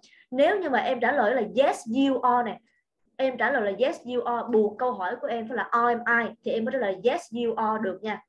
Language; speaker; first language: Vietnamese; native; Vietnamese